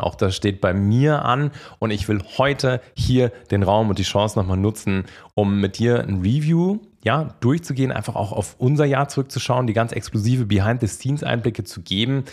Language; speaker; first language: German; native; German